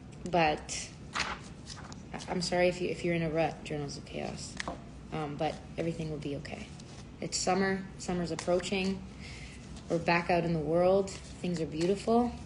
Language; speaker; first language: English; native; English